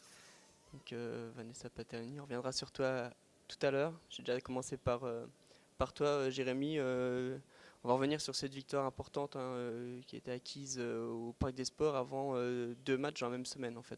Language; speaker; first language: French; native; French